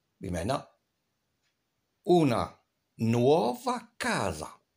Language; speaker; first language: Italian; non-native, fluent; Arabic